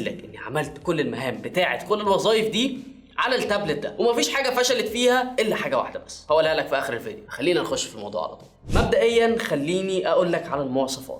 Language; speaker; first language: Arabic; native; Arabic